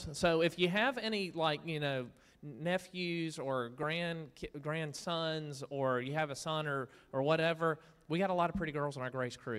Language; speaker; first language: English; native; English